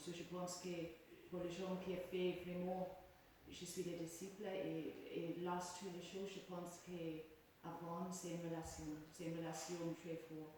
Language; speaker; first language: French; non-native, learner; English